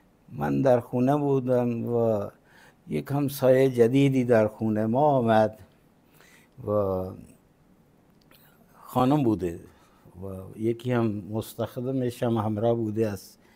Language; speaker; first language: Persian; non-native, fluent; Punjabi